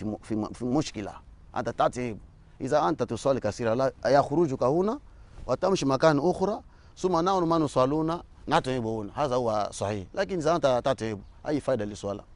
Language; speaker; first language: Arabic; non-native, learner; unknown